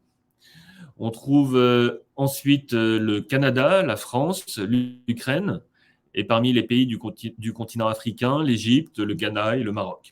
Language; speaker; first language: French; native; French